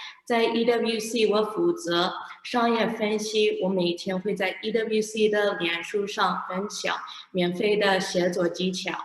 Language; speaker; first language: Chinese; non-native, fluent; English